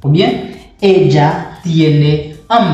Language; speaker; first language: Spanish; non-native, learner; Haitian Creole